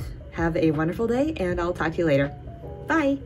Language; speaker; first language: English; native; English